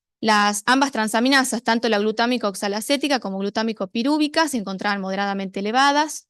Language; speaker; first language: Spanish; native; Spanish